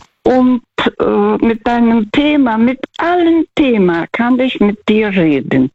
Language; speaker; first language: German; non-native, fluent; Russian